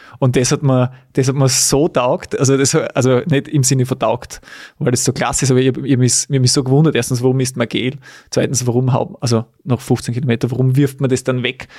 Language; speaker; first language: German; native; German